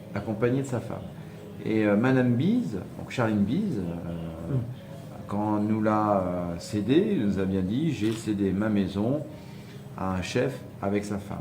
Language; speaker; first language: French; native; French